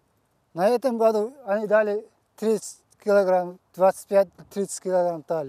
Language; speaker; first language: Russian; non-native, learner; Uzbek